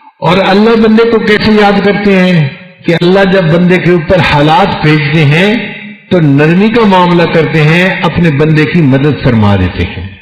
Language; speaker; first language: Urdu; non-native, local second language; Punjabi